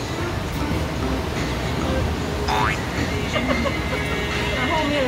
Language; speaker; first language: Chinese; native; Chinese